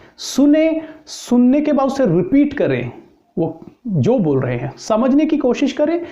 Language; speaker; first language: Hindi; native; Hindi